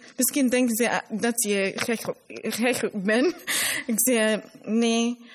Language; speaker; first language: Dutch; non-native, learner; Fula